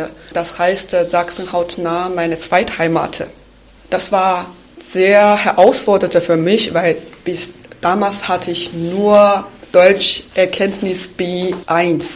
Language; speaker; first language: German; non-native, fluent; Chinese